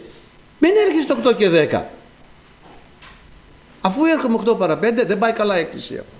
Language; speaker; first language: Greek; native; Greek